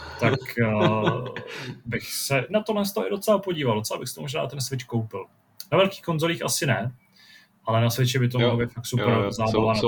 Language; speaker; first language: Czech; native; Czech